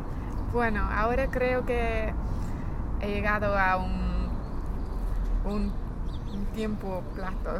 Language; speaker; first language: Spanish; non-native, fluent; English